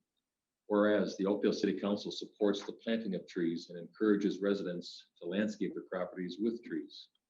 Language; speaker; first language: English; native; English